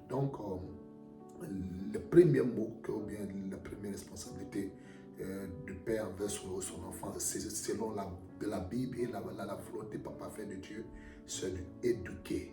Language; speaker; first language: French; non-native, fluent; Akan